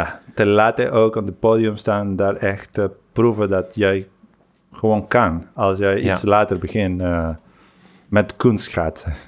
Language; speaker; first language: Dutch; non-native, fluent; Spanish